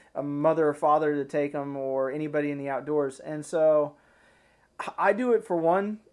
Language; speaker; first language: English; native; English